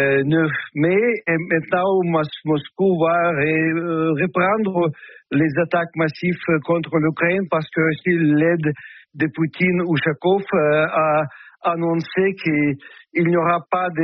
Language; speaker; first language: French; non-native, fluent; Russian